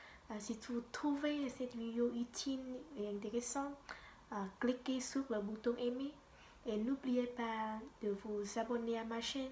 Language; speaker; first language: French; non-native, learner; Vietnamese